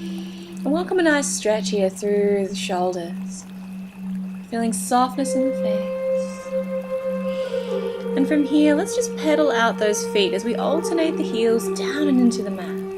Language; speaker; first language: English; native; English